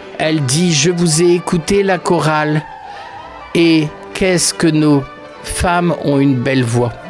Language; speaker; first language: French; early bilingual, other home language; Polish